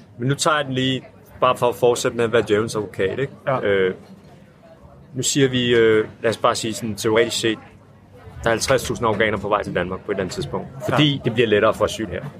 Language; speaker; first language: Danish; early bilingual, other home language; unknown